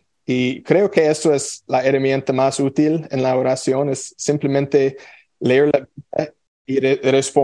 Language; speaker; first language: Spanish; non-native, fluent; English